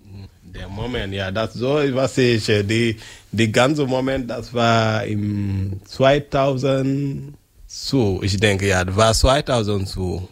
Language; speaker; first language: German; non-native, learner; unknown